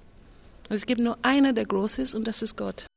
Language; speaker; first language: German; non-native, fluent; English